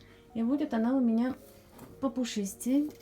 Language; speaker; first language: Russian; native; Russian